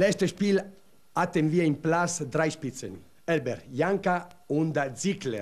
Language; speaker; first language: German; non-native, learner; Italian